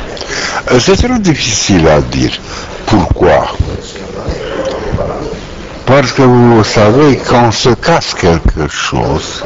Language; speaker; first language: French; non-native, learner; Romanian